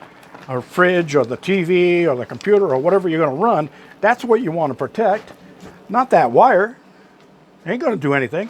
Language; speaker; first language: English; native; English